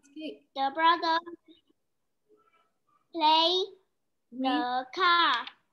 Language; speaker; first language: English; non-native, learner; Vietnamese